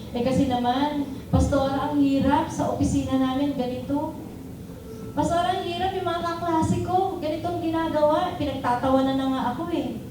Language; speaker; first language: Filipino; native; Filipino